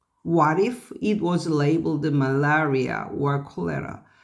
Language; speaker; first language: English; non-native, fluent; Korean